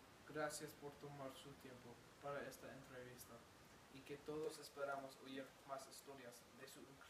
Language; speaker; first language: Spanish; non-native, learner; English